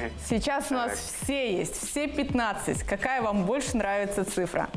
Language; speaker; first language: Russian; native; Russian